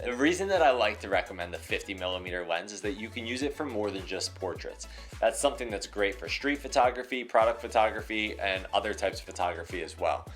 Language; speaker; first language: English; native; English